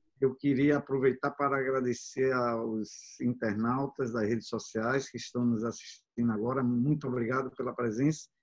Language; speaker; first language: Portuguese; native; Portuguese